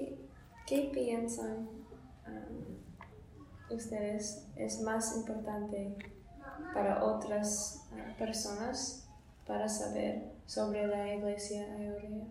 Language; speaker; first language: Spanish; non-native, learner; English